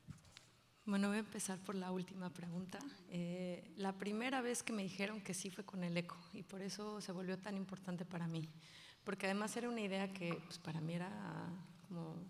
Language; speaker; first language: Spanish; native; Spanish